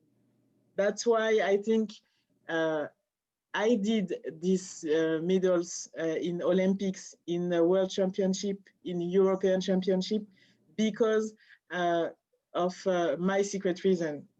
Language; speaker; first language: English; non-native, learner; French